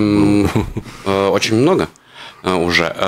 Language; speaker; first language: Russian; non-native, fluent; Latvian